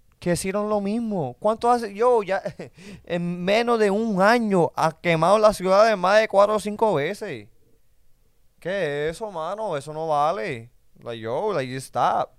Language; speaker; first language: Spanish; early bilingual, heritage; Spanish